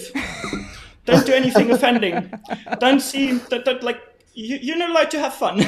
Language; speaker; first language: English; non-native, fluent; German